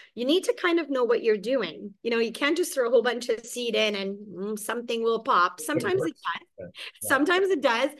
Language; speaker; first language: English; early bilingual, other home language; Hungarian